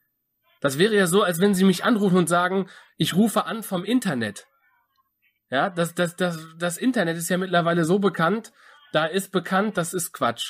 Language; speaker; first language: German; native; German